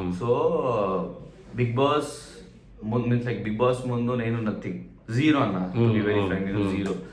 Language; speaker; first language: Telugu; non-native, learner; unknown